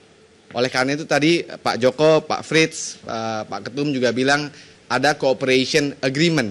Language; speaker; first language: Indonesian; native; Indonesian